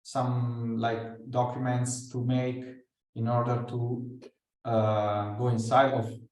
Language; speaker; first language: English; non-native, fluent; Italian